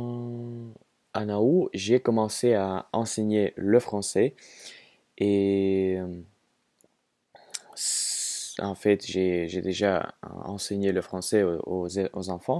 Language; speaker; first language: French; non-native, fluent; Russian